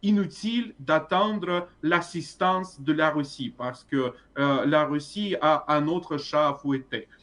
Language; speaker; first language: French; non-native, fluent; Russian